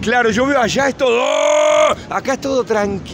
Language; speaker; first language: Spanish; native; Spanish